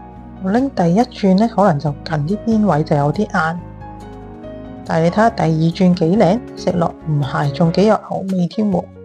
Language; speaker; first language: Chinese; native; Chinese